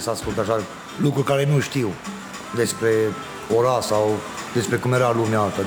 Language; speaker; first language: Romanian; native; Romanian